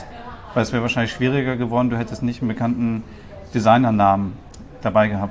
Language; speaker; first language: German; native; German